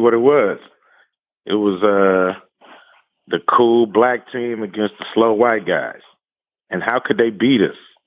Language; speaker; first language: English; native; English